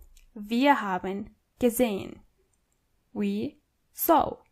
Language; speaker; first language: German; non-native, fluent; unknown